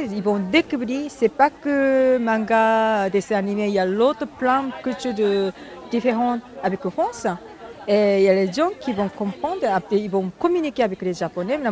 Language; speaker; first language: French; non-native, learner; Japanese